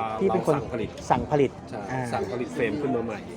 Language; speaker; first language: Thai; native; Thai